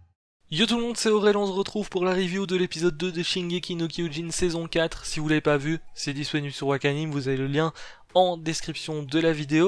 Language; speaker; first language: French; native; French